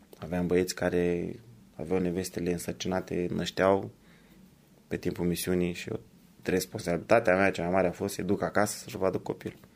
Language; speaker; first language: Romanian; native; Romanian